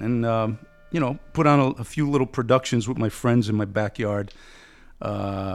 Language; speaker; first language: English; early bilingual, other home language; Italian